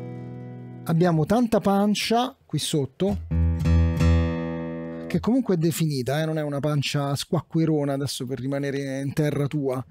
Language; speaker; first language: Italian; native; Italian